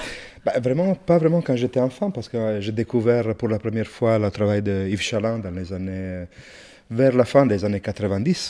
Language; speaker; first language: French; non-native, fluent; Italian